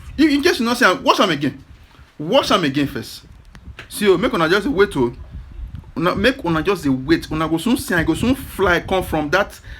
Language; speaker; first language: Nigerian Pidgin; native; Nigerian Pidgin